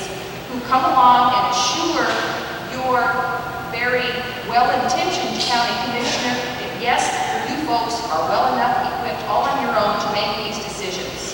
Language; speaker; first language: English; native; English